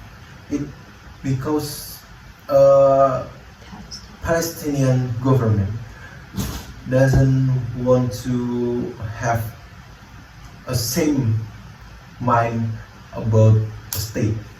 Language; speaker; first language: English; non-native, learner; Indonesian